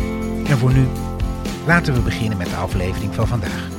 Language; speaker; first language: Dutch; native; Dutch